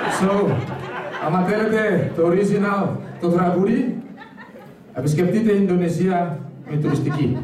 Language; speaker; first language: Greek; non-native, learner; Indonesian